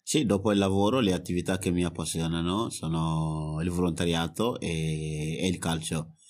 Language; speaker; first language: Italian; non-native, fluent; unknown